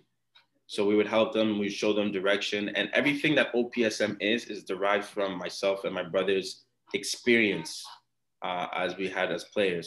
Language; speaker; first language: English; non-native, fluent; Akan